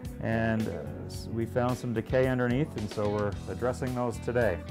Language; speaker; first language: English; native; English